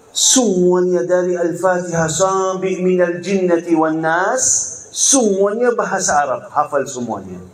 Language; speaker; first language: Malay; non-native, fluent; Arabic